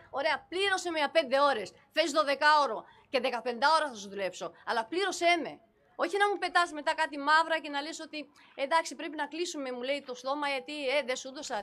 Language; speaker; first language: Greek; non-native, fluent; Romanian